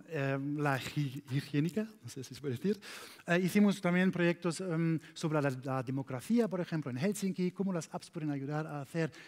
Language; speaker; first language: Spanish; non-native, fluent; German